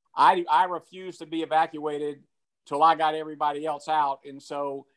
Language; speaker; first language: English; native; English